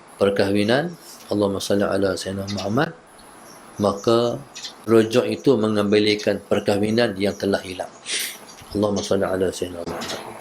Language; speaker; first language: Malay; native; Malay